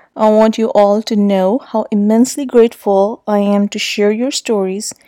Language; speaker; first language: English; non-native, local second language; Urdu